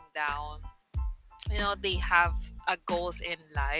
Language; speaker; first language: English; non-native, local second language; Filipino